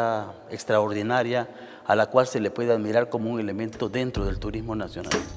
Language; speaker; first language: Spanish; native; Spanish